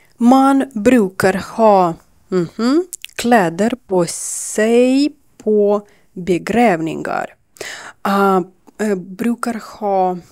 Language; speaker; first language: Swedish; non-native, learner; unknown